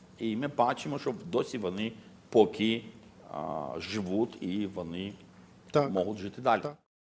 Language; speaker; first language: Ukrainian; non-native, local second language; Russian